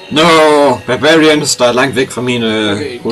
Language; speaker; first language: Danish; native; Danish